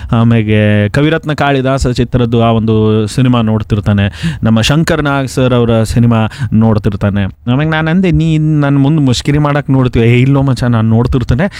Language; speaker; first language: Kannada; non-native, local second language; Konkani